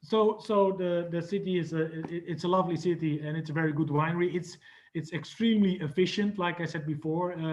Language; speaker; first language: English; non-native, fluent; Dutch